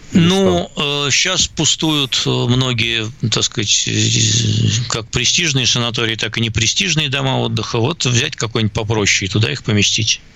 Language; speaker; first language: Russian; native; Russian